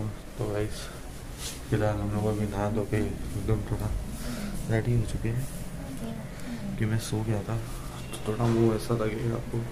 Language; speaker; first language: Hindi; native; Hindi